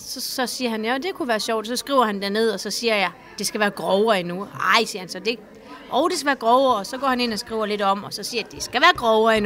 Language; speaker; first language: Danish; native; Danish